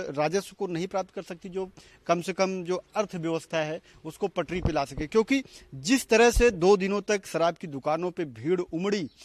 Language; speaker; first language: Hindi; native; Hindi